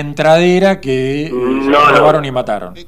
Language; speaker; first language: Spanish; native; Spanish